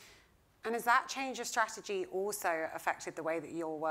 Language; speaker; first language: English; native; English